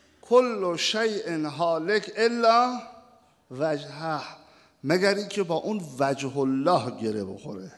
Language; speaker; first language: Persian; native; Persian